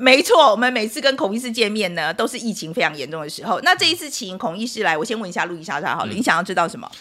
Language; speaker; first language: Chinese; native; Chinese